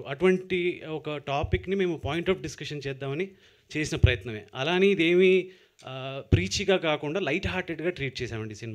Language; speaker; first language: Telugu; native; Telugu